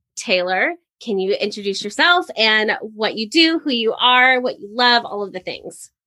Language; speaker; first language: English; native; English